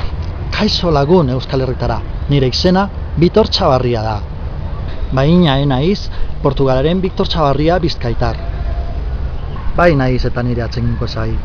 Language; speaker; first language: Basque; non-native, learner; Spanish